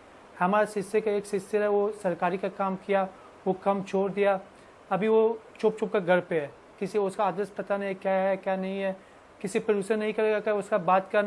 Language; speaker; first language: Hindi; non-native, learner; Persian